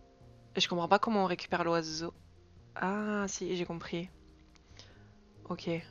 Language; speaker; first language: French; native; French